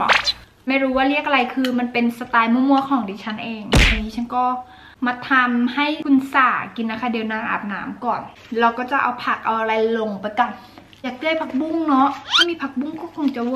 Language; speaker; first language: Thai; native; Thai